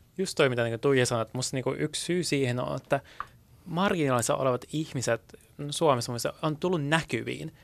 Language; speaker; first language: Finnish; early bilingual, other home language; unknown